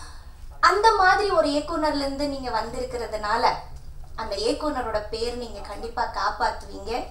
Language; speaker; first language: Tamil; non-native, local second language; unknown